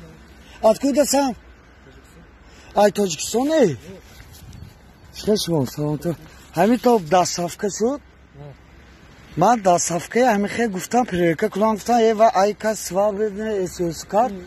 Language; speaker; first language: Russian; non-native, learner; Tajik